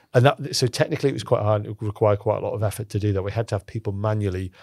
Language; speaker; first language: English; native; English